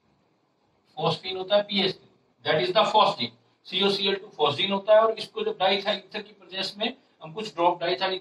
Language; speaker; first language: Hindi; native; Hindi